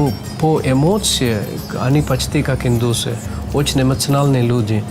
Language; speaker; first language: Russian; non-native, fluent; Tamil